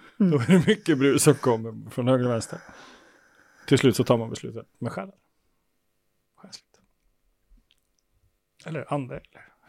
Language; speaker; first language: Swedish; native; Swedish